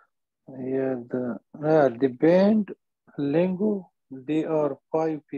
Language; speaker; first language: English; non-native, learner; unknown